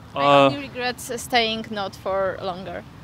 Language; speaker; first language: English; non-native, fluent; Polish